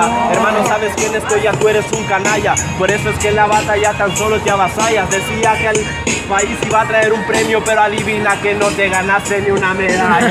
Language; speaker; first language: Spanish; native; Spanish